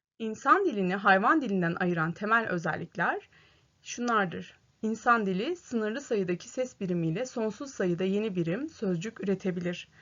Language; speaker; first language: Turkish; native; Turkish